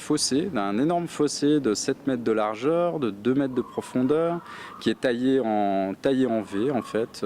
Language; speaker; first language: French; native; French